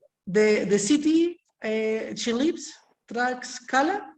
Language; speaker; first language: English; non-native, learner; Spanish